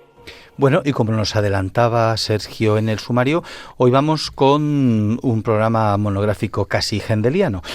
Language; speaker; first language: Spanish; native; Spanish